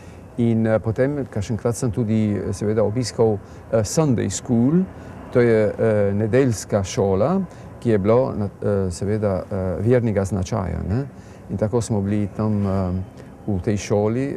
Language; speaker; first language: Slovenian; early bilingual, heritage; Slovenian